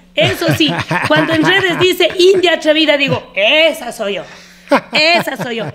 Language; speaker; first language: Spanish; native; Spanish